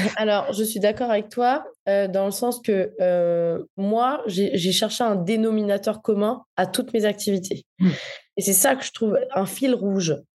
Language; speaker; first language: French; non-native, local second language; Morisyen